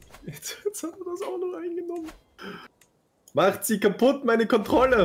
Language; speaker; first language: German; native; German